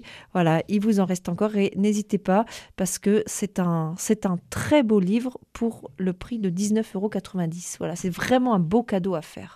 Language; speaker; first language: French; native; French